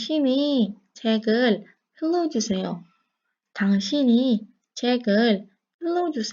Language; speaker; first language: Korean; non-native, learner; Indonesian